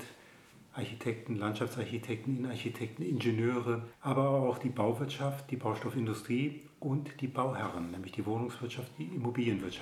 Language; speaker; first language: German; native; German